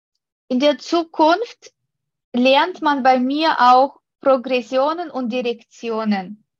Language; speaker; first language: German; non-native, fluent; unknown